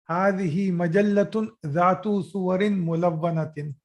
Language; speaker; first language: Arabic; non-native, fluent; Urdu